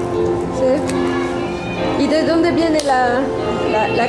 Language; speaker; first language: Spanish; non-native, learner; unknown